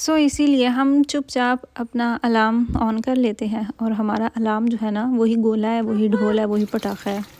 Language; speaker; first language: Urdu; native; Urdu